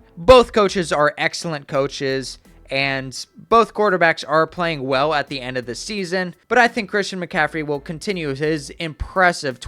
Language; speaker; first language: English; native; English